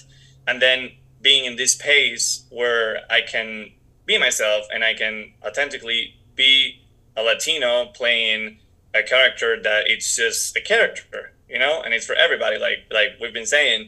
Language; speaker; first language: English; non-native, fluent; Spanish